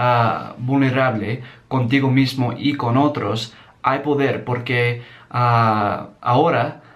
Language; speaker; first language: Spanish; non-native, learner; English